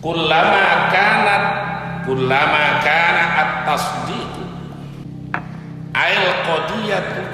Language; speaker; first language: Arabic; non-native, fluent; Javanese